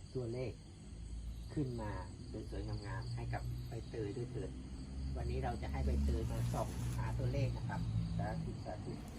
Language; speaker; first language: Thai; non-native, local second language; Northern Khmer